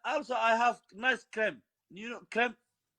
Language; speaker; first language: English; non-native, learner; Somali